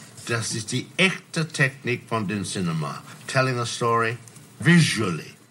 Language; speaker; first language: German; non-native, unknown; English